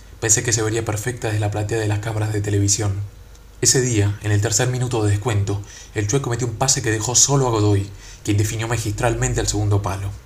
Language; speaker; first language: Spanish; native; Spanish